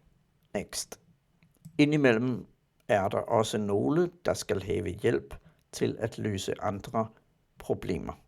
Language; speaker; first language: Danish; non-native, learner; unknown